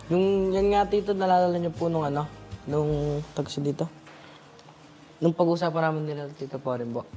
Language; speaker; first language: Filipino; native; Filipino